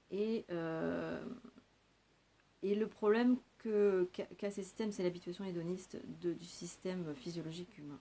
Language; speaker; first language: French; native; French